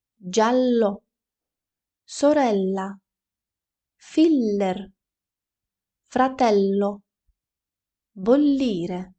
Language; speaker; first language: Italian; non-native, fluent; Ukrainian